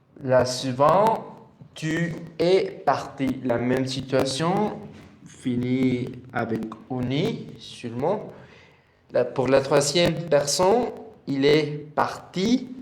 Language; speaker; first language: French; non-native, learner; Spanish